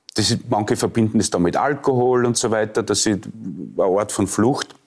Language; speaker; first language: German; native; German